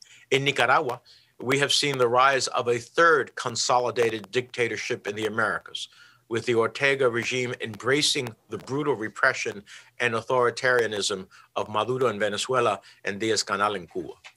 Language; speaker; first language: English; early bilingual, other home language; Spanish